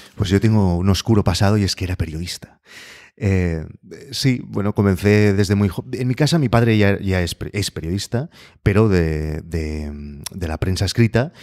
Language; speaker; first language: Spanish; native; Spanish